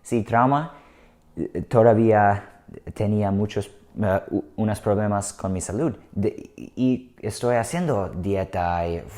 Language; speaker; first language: Spanish; non-native, learner; English